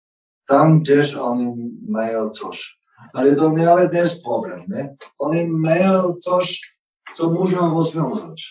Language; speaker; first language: Polish; non-native, learner; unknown